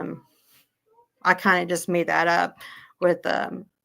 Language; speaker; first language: English; native; English